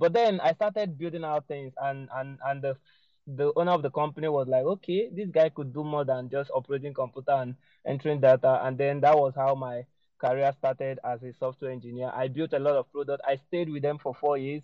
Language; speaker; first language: English; non-native, local second language; Igbo